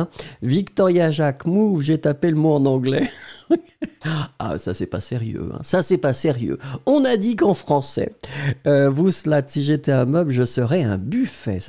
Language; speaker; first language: French; native; French